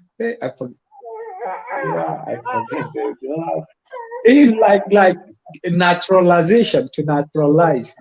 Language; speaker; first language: English; non-native, fluent; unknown